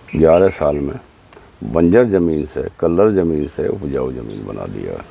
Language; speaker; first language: Hindi; native; Hindi